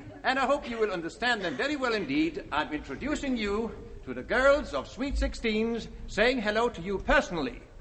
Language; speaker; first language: English; non-native, fluent; Dutch